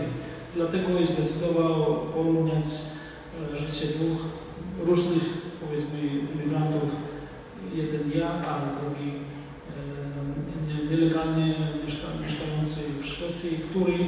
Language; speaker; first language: Polish; non-native, fluent; Georgian